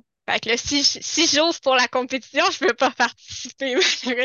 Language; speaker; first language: French; native; French